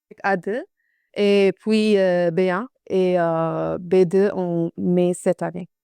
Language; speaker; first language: French; non-native, fluent; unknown